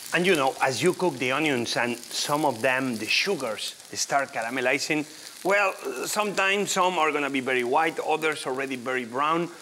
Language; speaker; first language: English; non-native, fluent; Spanish